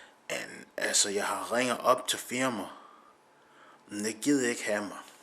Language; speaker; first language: Danish; non-native, learner; English